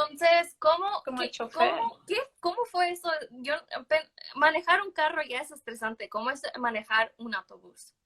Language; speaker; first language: Spanish; early bilingual, other home language; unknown